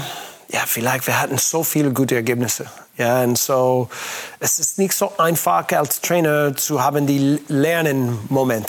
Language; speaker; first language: German; non-native, learner; English